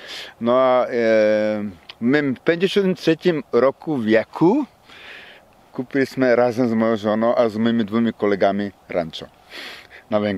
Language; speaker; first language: Polish; non-native, learner; Czech